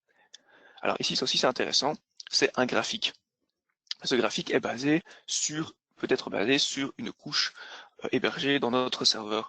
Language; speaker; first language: French; native; French